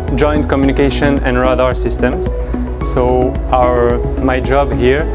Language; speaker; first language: English; non-native, fluent; French